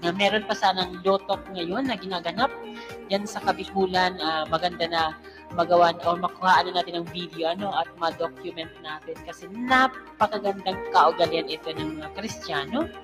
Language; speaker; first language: Filipino; non-native, local second language; Bikol